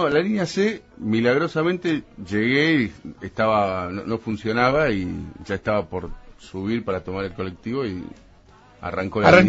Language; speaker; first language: Spanish; native; Spanish